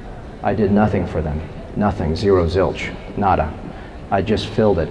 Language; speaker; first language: English; native; English